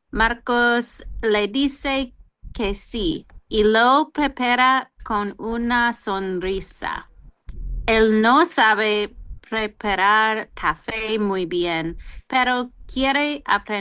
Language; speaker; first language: Spanish; non-native, learner; English